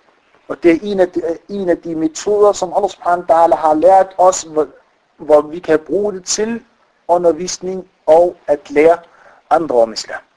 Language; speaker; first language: Danish; non-native, fluent; Arabic